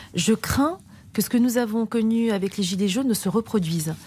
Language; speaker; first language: French; native; French